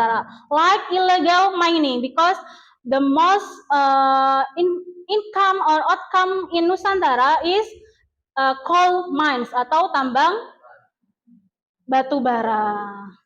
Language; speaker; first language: English; non-native, learner; Indonesian